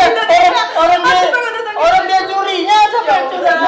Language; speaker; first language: Indonesian; native; Indonesian